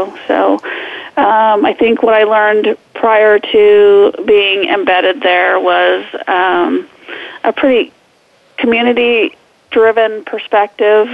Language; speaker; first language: English; native; English